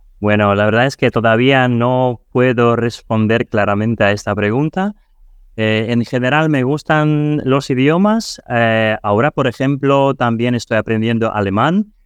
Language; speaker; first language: Spanish; non-native, fluent; Ukrainian